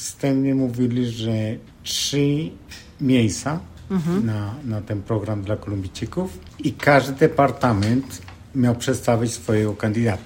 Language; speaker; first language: Polish; non-native, fluent; Spanish